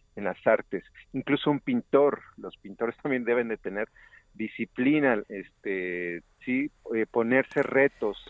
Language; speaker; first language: Spanish; native; Spanish